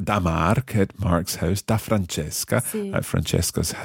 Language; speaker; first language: Italian; non-native, fluent; English